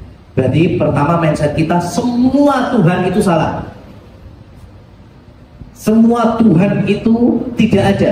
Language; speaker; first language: Indonesian; native; Indonesian